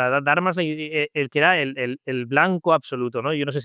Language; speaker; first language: Spanish; native; Spanish